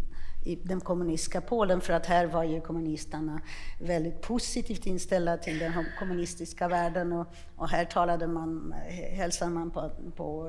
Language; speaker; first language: Swedish; non-native, fluent; Polish